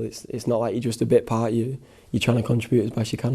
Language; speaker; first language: English; native; English